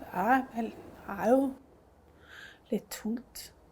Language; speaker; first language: Norwegian; native; Norwegian